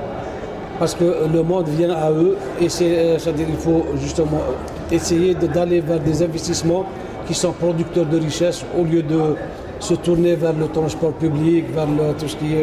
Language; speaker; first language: French; non-native, local second language; Arabic